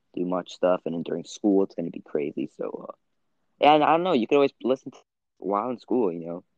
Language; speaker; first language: English; early bilingual, other home language; Italian